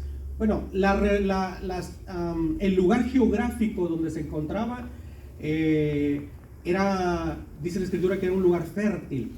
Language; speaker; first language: Spanish; native; Spanish